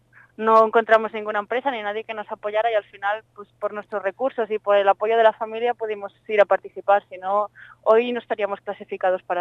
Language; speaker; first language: Spanish; native; Spanish